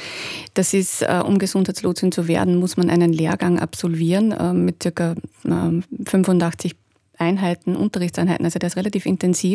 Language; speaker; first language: German; native; German